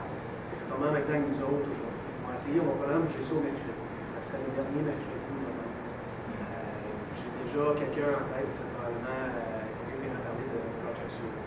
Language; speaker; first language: French; native; French